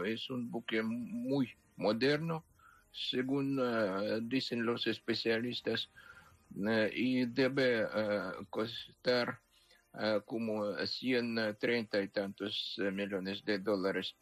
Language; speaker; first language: Spanish; non-native, fluent; Ukrainian